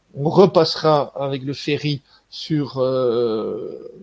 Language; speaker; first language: French; native; French